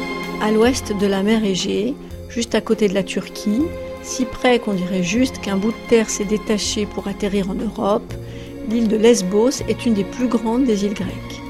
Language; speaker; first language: French; native; French